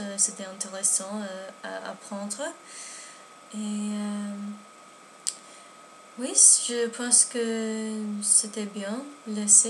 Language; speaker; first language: French; non-native, learner; English